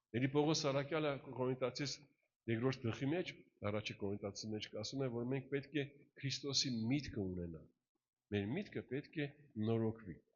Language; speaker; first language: Armenian; early bilingual, heritage; Russian